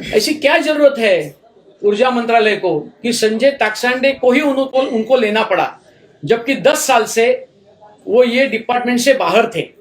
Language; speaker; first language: Hindi; non-native, local second language; Marathi